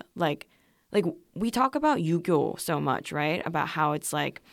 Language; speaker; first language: English; non-native, fluent; Korean